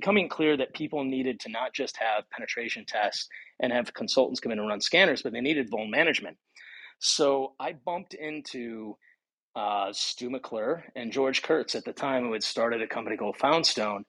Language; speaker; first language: English; native; English